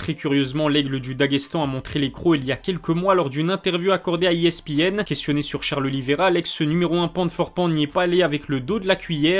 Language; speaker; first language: French; native; French